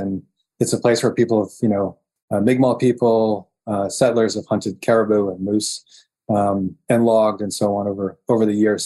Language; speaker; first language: English; native; English